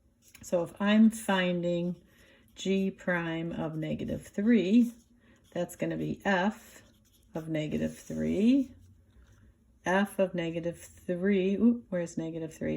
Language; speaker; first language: English; native; English